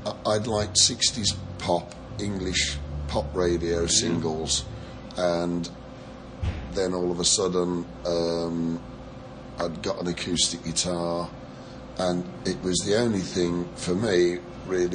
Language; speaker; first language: English; native; English